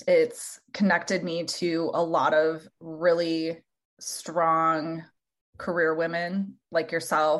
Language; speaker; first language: English; native; English